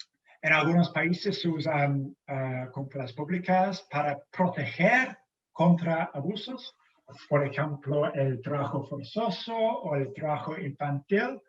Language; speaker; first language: Spanish; non-native, fluent; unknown